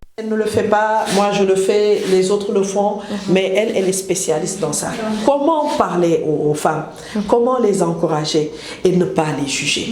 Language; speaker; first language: French; non-native, local second language; Wolof